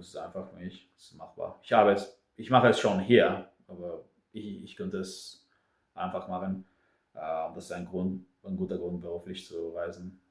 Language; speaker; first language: German; non-native, fluent; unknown